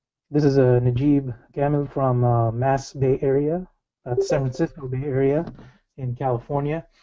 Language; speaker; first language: English; native; English